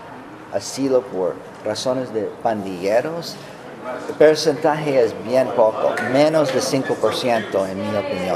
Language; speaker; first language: Spanish; non-native, fluent; English